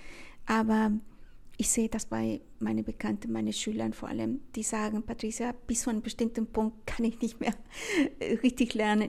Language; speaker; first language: German; non-native, fluent; Spanish